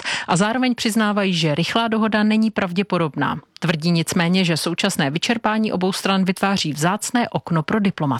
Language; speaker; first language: Czech; native; Czech